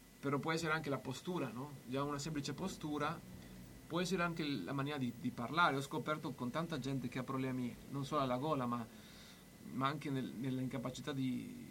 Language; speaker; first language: Italian; non-native, fluent; Spanish